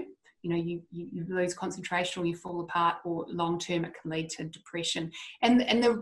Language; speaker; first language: English; native; English